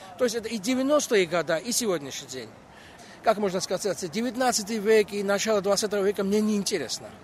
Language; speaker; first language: Russian; non-native, local second language; Georgian